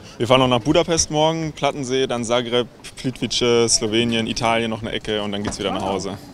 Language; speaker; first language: German; native; German